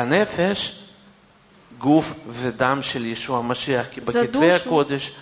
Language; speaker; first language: Hebrew; non-native, fluent; Russian